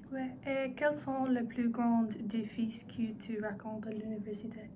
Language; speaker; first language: French; non-native, learner; English